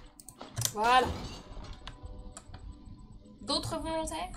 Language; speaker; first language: French; native; French